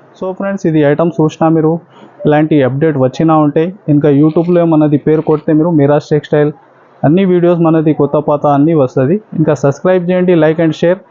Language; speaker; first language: Telugu; non-native, local second language; Urdu